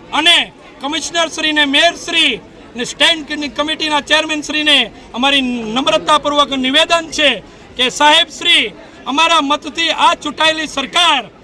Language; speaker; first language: Gujarati; native; Gujarati